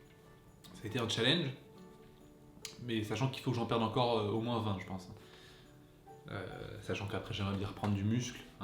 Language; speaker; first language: French; native; French